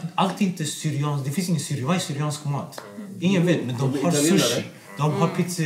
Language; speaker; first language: Swedish; non-native, local second language; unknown